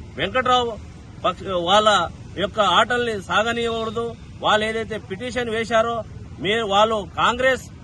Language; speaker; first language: Telugu; non-native, local second language; Lambadi